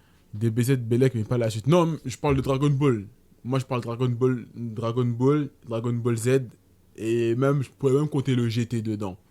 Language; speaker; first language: French; native; French